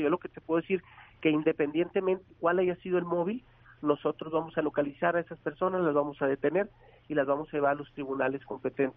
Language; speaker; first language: Spanish; native; Spanish